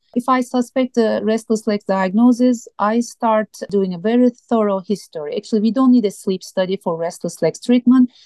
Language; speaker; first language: English; non-native, fluent; Turkish